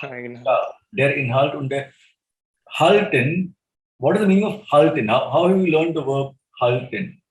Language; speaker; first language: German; non-native, fluent; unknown